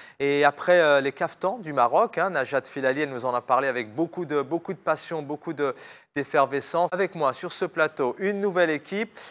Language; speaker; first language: French; native; French